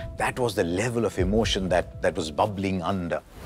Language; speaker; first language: English; non-native, local second language; Hindi